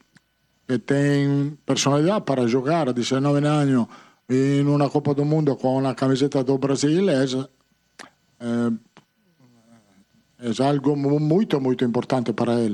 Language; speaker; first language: Portuguese; non-native, fluent; Italian